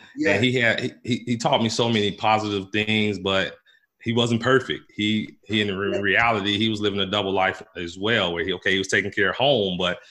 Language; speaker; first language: English; native; English